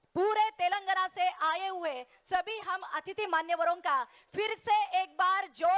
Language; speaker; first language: Hindi; non-native, local second language; Marathi